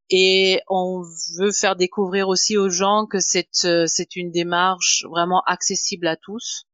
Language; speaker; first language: French; non-native, fluent; German